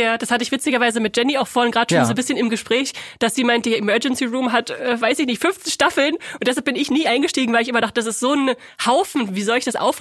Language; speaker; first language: German; native; German